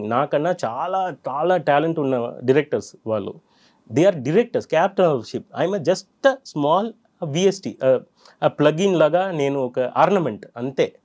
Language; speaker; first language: Telugu; non-native, fluent; Tamil